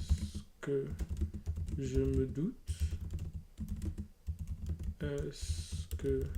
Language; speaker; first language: French; non-native, learner; English